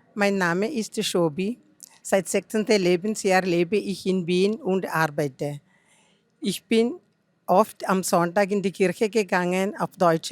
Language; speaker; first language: German; non-native, fluent; Malayalam